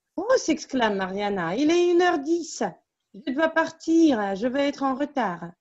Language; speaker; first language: French; non-native, fluent; Russian